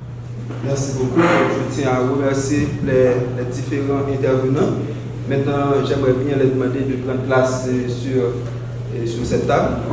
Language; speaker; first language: French; non-native, local second language; Haitian Creole